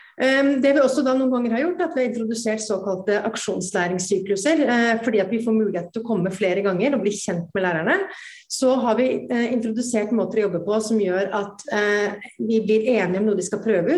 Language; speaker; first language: Norwegian; native; Norwegian